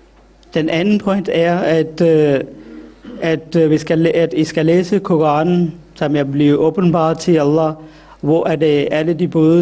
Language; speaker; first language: Danish; non-native, fluent; Urdu